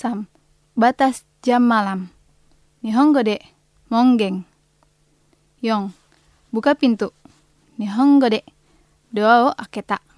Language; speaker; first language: Japanese; non-native, fluent; Indonesian